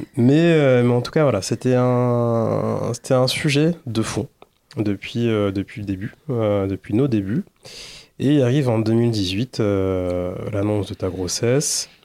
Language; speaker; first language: French; early bilingual, other home language; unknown